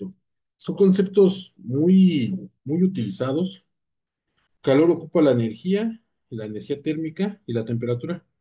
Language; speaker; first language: Spanish; native; Spanish